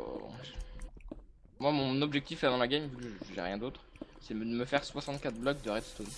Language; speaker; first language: French; native; French